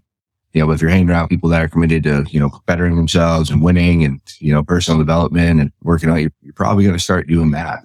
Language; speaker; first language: English; native; English